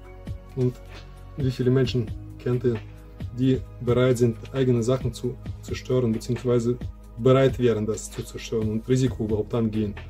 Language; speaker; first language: German; non-native, fluent; Russian